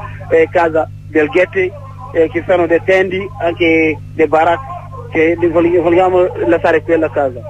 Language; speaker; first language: Italian; non-native, learner; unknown